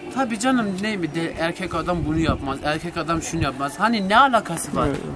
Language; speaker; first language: Turkish; non-native, local second language; Kurdish